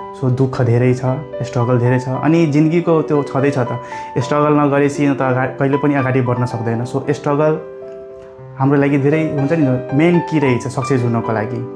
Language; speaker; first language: Nepali; non-native, local second language; Dangaura Tharu